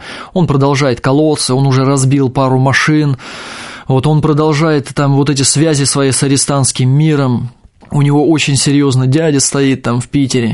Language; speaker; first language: Russian; native; Russian